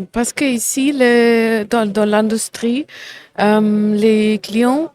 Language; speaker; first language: French; non-native, fluent; German